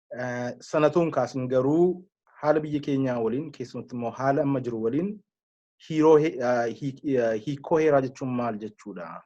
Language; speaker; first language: Oromo; native; Oromo